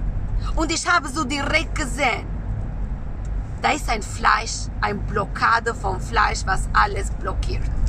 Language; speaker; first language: German; non-native, learner; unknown